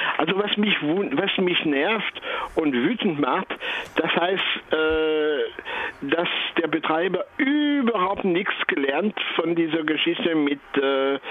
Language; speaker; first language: German; non-native, fluent; French